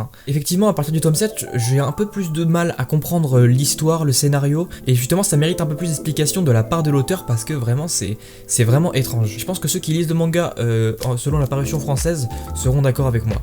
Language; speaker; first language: French; native; French